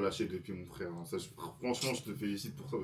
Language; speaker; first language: French; native; French